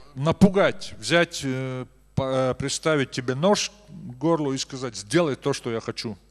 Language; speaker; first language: Russian; native; Russian